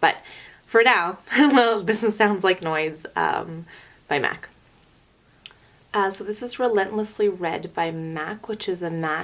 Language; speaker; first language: English; native; English